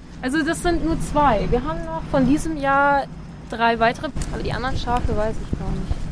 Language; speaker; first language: German; native; German